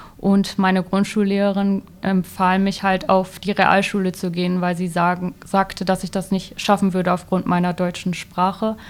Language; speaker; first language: German; early bilingual, other home language; Malagasy